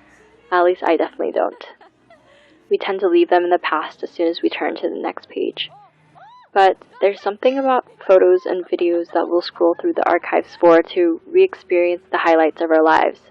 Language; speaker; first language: English; native; English